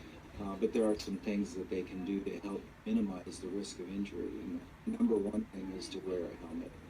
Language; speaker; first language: English; native; English